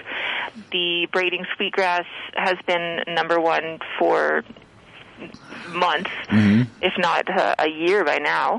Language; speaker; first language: English; native; English